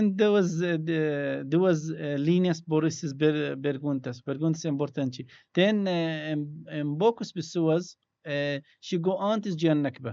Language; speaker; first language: Portuguese; non-native, learner; Arabic